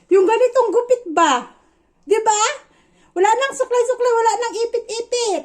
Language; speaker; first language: Filipino; non-native, local second language; Iloko